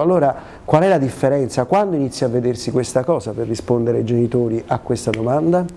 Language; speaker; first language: Italian; native; Italian